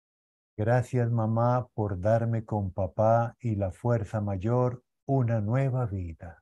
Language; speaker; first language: Spanish; native; Spanish